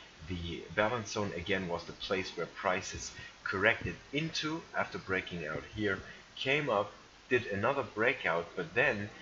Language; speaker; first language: English; non-native, fluent; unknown